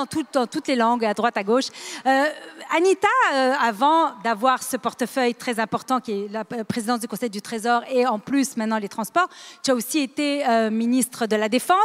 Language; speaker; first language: French; native; French